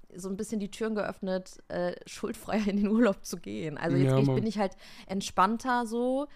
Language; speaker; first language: German; native; German